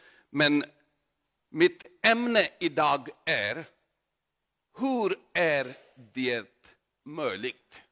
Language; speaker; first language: Swedish; non-native, learner; Urdu